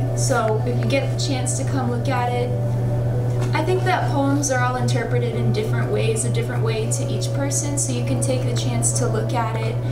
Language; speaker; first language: English; native; English